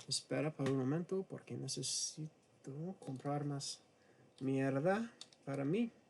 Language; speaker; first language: Spanish; non-native, learner; English